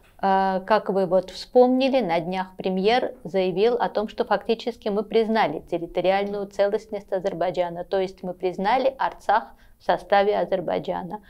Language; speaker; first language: Russian; non-native, local second language; Armenian